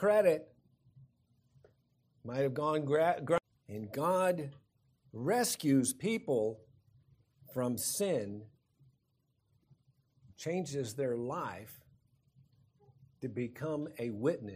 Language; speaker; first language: English; native; English